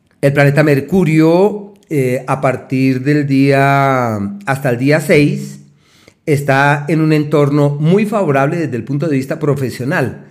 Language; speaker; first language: Spanish; native; Spanish